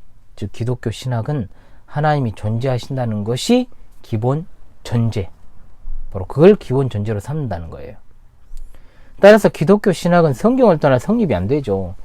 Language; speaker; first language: Korean; native; Korean